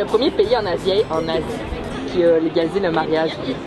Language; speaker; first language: French; native; French